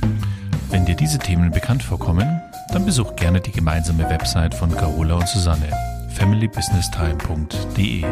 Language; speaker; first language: German; native; German